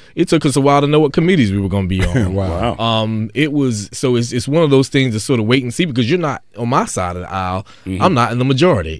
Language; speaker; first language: English; native; English